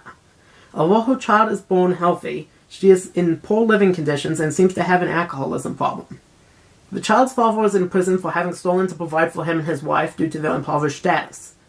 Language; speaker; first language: English; native; English